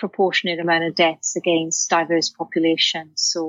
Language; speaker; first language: English; native; English